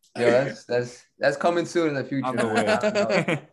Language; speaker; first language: English; early bilingual, other home language; Spanish